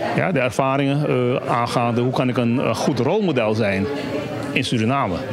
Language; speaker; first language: Dutch; native; Dutch